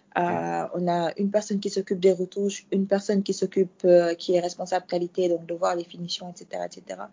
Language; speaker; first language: French; non-native, local second language; Fula